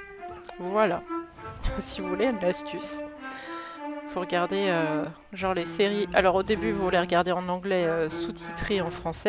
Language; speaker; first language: French; native; French